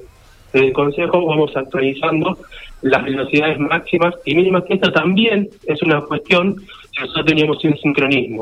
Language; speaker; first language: Spanish; native; Spanish